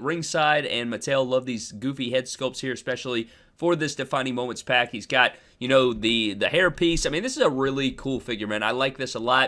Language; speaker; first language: English; native; English